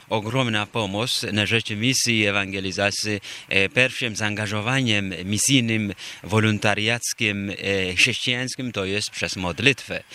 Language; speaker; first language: Polish; non-native, fluent; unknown